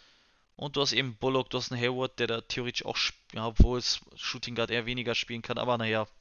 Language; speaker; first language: German; native; German